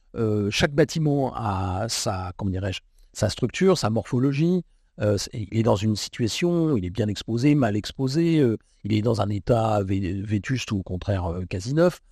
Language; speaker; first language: French; native; French